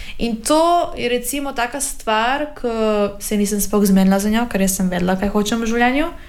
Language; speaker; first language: Slovenian; native; Slovenian